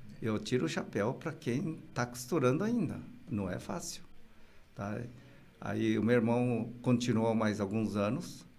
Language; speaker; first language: Portuguese; early bilingual, other home language; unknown